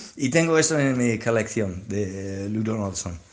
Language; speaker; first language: Spanish; non-native, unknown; English